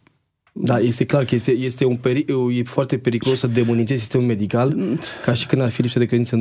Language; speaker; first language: Romanian; native; Romanian